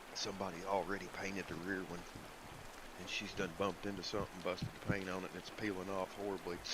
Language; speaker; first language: English; native; English